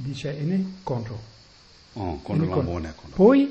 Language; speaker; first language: Italian; native; Italian